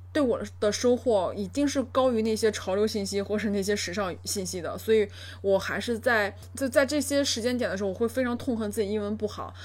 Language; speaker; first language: Chinese; native; Chinese